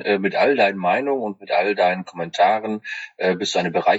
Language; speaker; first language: German; native; German